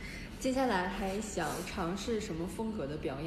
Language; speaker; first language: Chinese; native; Chinese